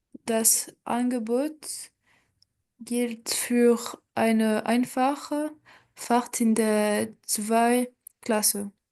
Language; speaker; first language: German; non-native, learner; French